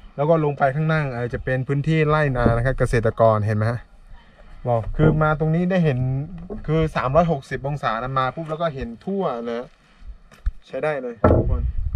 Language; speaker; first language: Thai; non-native, local second language; Karen languages